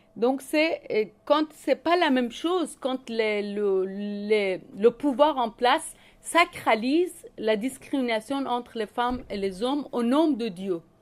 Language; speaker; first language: French; non-native, fluent; Persian